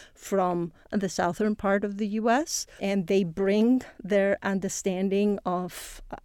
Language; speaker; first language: English; non-native, fluent; Greek